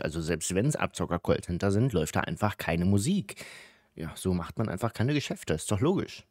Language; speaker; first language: German; native; German